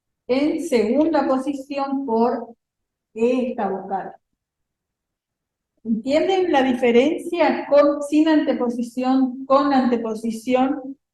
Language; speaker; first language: Spanish; native; Spanish